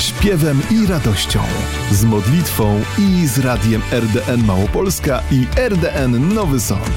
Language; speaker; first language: Polish; native; Polish